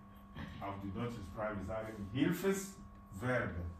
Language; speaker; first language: German; non-native, fluent; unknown